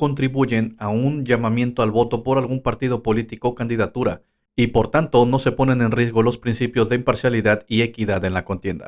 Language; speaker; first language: Spanish; native; Spanish